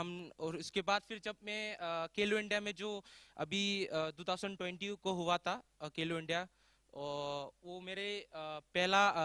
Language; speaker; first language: Hindi; non-native, local second language; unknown